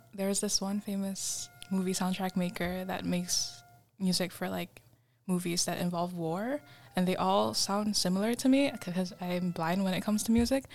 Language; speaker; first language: English; non-native, fluent; Indonesian